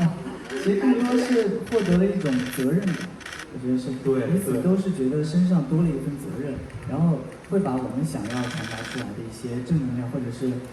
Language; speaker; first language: Chinese; native; Chinese